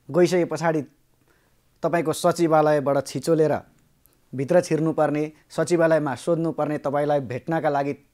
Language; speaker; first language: Nepali; native; Nepali